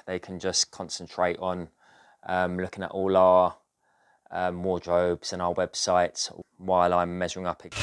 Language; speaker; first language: English; native; English